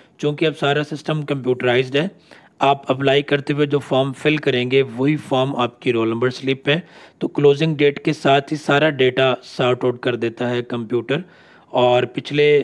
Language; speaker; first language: Urdu; non-native, local second language; Punjabi